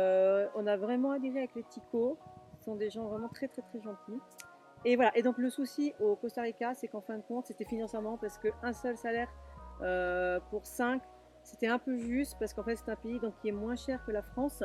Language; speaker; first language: French; native; French